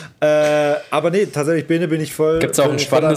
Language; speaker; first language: German; native; German